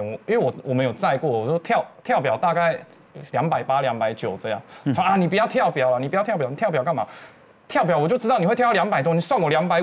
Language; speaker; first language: Chinese; native; Chinese